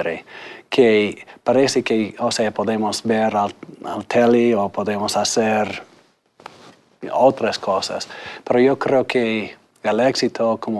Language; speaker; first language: Spanish; non-native, fluent; English